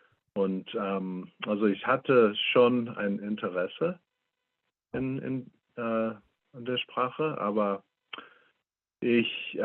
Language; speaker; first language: German; non-native, fluent; English